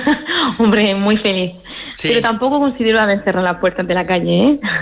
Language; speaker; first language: Spanish; early bilingual, heritage; French